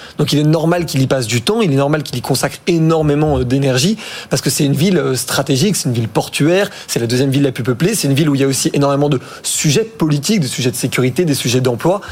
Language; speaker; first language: French; native; French